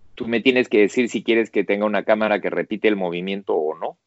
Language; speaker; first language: Spanish; native; Spanish